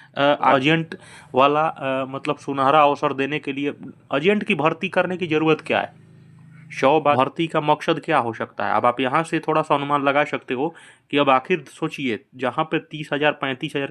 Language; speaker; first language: Hindi; native; Hindi